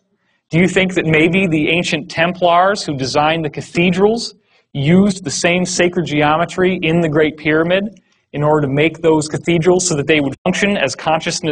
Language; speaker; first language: English; native; English